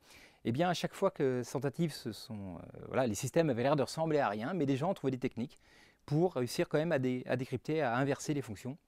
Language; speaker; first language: French; native; French